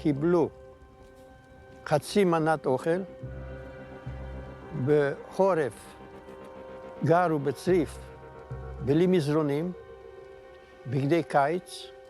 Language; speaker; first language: Hebrew; non-native, fluent; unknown